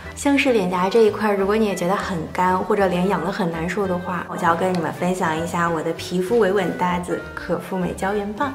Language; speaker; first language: Chinese; native; Chinese